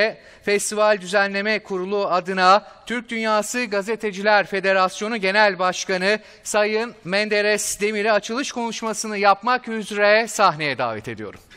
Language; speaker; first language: Turkish; native; Turkish